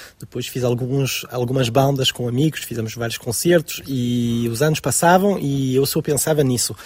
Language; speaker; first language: Portuguese; early bilingual, heritage; Portuguese